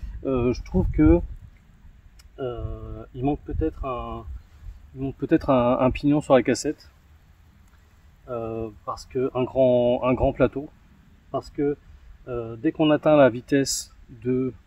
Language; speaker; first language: French; native; French